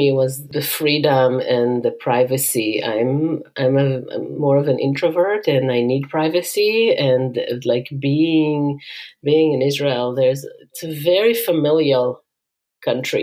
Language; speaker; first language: English; non-native, fluent; Hebrew